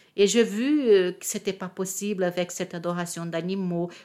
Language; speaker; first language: French; non-native, fluent; Portuguese